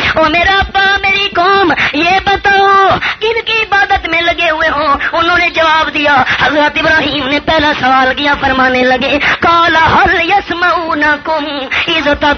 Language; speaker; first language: Urdu; non-native, local second language; Pashto